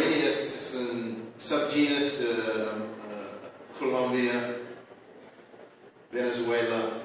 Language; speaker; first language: Spanish; non-native, learner; English